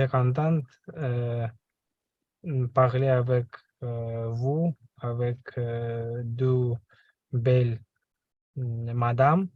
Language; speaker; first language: French; non-native, learner; Russian